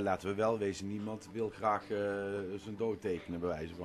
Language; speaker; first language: Dutch; native; Dutch